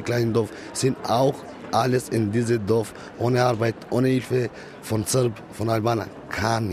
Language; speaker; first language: German; non-native, learner; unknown